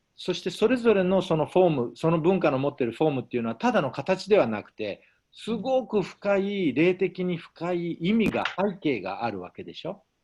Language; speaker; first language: Japanese; native; Japanese